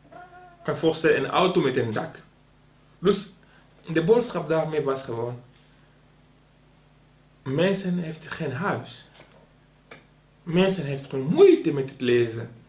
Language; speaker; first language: Dutch; non-native, local second language; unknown